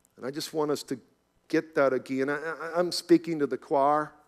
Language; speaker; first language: English; native; English